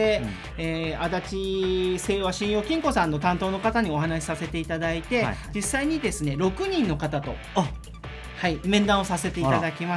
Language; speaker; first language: Japanese; native; Japanese